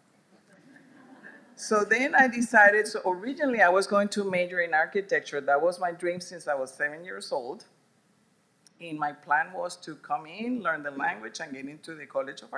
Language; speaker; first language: English; non-native, fluent; Spanish